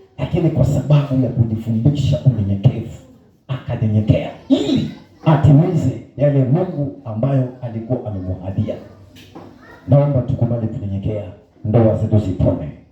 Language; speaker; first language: Swahili; non-native, local second language; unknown